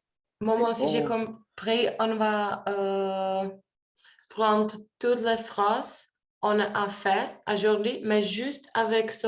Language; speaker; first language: French; non-native, learner; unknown